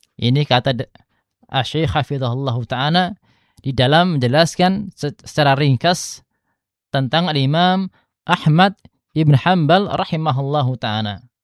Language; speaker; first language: Malay; non-native, local second language; Javanese